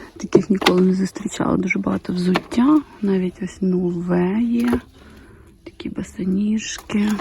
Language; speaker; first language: Ukrainian; native; Ukrainian